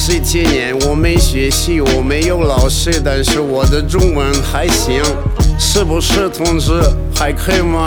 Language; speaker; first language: Chinese; non-native, learner; Russian